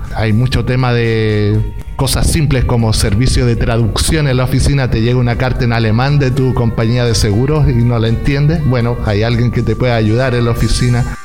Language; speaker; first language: Spanish; native; Spanish